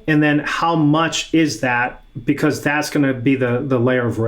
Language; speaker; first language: English; native; English